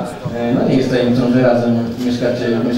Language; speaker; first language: Polish; native; Polish